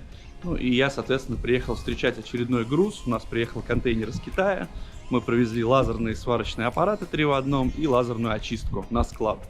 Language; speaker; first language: Russian; native; Russian